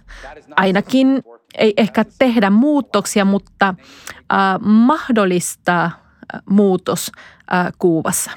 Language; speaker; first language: Finnish; non-native, fluent; Spanish